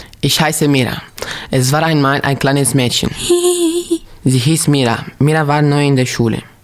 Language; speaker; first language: German; non-native, learner; Romanian